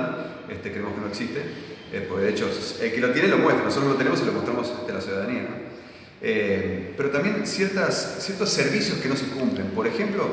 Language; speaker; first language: Spanish; native; Spanish